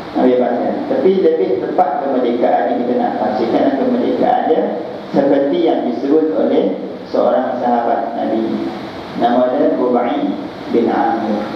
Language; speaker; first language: Malay; native; Malay